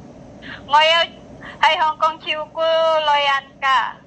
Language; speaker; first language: Cantonese; non-native, learner; Indonesian